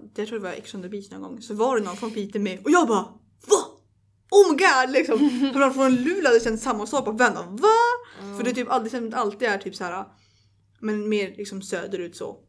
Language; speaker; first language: Swedish; native; Swedish